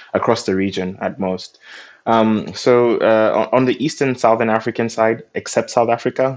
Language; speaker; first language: English; non-native, local second language; Nyanja